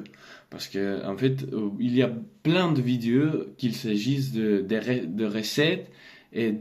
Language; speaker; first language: French; non-native, learner; Russian